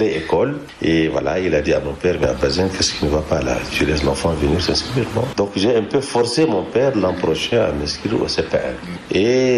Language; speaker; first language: French; non-native, local second language; Arabic